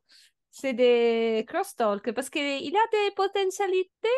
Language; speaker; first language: French; non-native, fluent; Italian